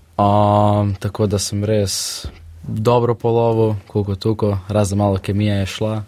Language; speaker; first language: Slovenian; early bilingual, other home language; Russian